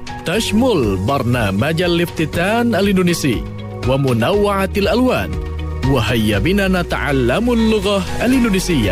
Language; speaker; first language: Arabic; non-native, fluent; Indonesian